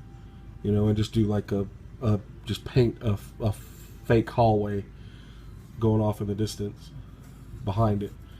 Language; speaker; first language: English; native; English